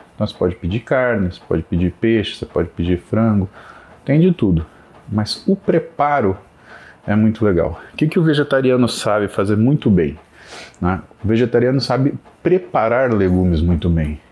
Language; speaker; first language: Portuguese; native; Portuguese